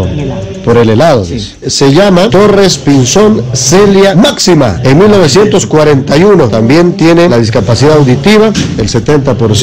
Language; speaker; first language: Spanish; native; Spanish